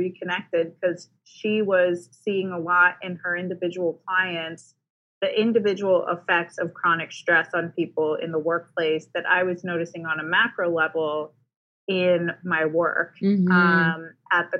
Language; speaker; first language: English; native; English